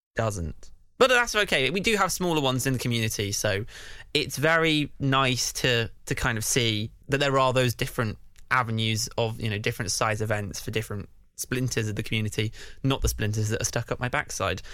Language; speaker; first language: English; native; English